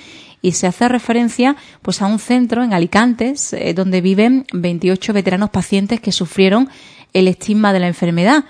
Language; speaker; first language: Spanish; native; Spanish